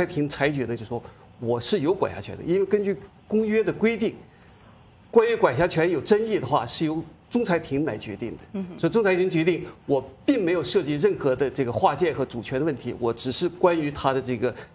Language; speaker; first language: Chinese; native; Chinese